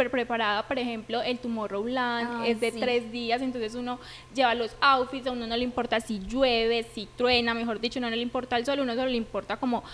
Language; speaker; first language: Spanish; native; Spanish